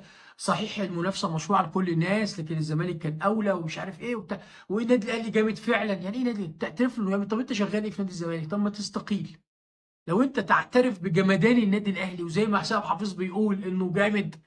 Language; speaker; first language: Arabic; native; Arabic